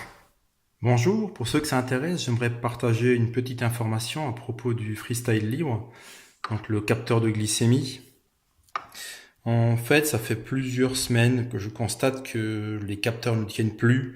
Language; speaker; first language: French; native; French